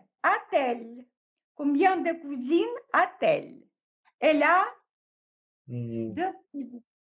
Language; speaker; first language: French; non-native, fluent; Russian